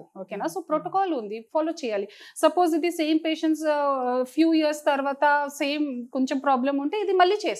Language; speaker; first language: Telugu; non-native, fluent; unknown